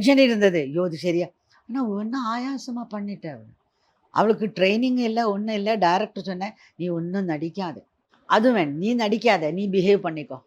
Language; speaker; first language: Tamil; non-native, learner; Malayalam